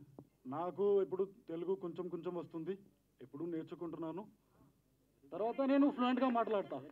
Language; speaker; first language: Telugu; non-native, learner; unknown